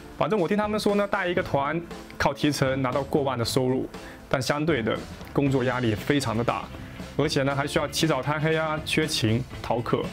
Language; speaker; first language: Chinese; native; Chinese